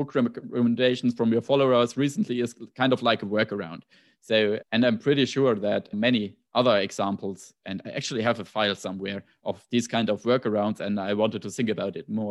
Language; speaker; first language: English; non-native, fluent; German